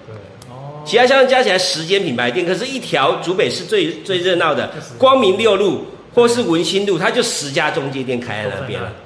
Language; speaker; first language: Chinese; native; Chinese